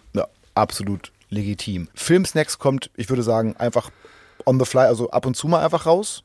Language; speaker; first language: German; native; German